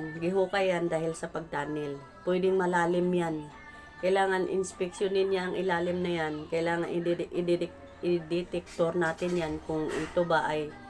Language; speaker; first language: Filipino; non-native, local second language; Cebuano